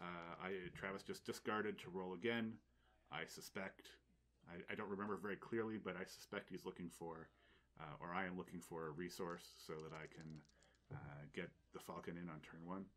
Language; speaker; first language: English; native; English